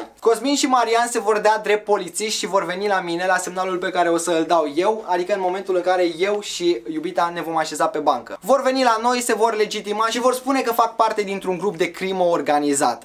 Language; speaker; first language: Romanian; native; Romanian